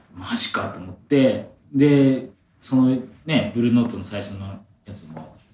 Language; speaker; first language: Japanese; native; Japanese